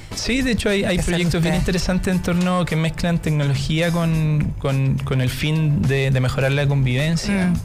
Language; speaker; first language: Spanish; native; Spanish